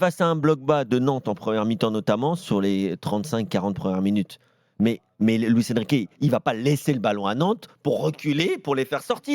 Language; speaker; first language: French; native; French